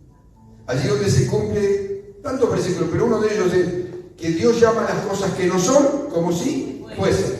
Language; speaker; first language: Spanish; native; Spanish